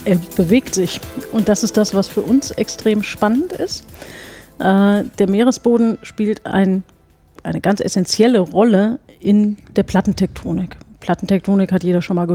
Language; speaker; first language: German; native; German